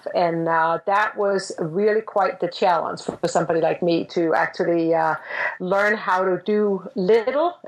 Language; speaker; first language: English; non-native, fluent; Danish